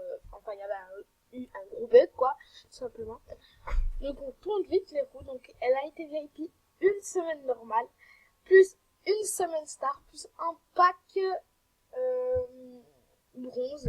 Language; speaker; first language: French; native; French